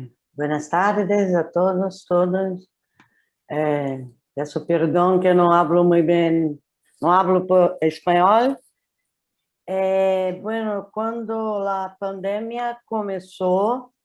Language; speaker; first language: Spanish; non-native, learner; Portuguese